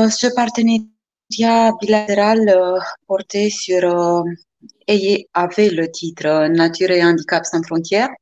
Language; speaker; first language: French; non-native, fluent; Romanian